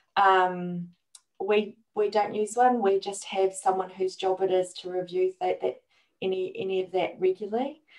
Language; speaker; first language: English; native; English